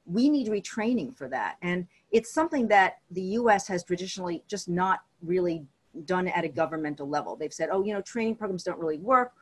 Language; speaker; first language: English; native; English